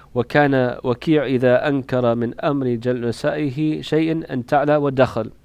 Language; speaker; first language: Arabic; non-native, fluent; English